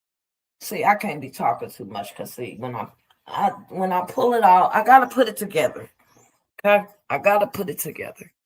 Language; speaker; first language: English; native; English